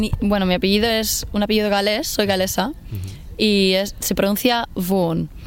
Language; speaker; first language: Spanish; non-native, fluent; English